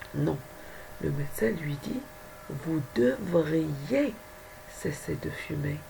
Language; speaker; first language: French; non-native, local second language; Arabic